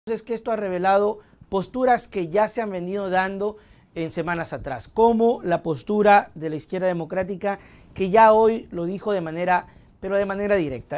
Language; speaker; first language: Spanish; native; Spanish